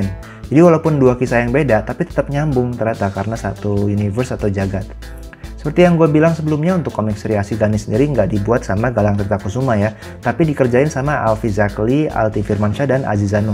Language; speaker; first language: Indonesian; native; Indonesian